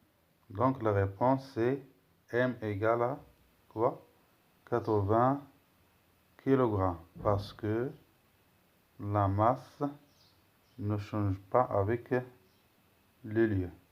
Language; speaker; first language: French; non-native, local second language; Arabic